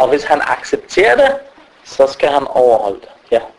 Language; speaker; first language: Danish; non-native, fluent; Arabic